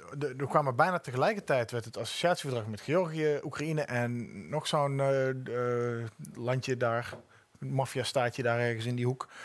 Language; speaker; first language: Dutch; native; Dutch